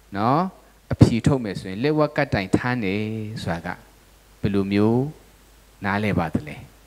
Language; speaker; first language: Burmese; non-native, local second language; Tedim Chin